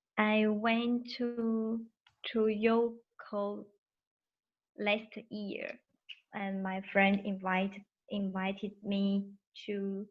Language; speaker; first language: English; non-native, learner; Chinese